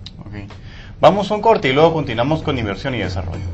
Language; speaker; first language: Spanish; native; Spanish